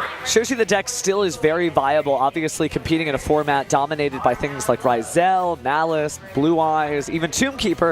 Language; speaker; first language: English; native; English